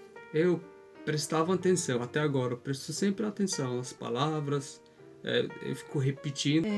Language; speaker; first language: Portuguese; non-native, fluent; Arabic